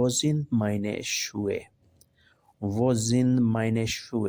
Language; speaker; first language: German; non-native, learner; Urdu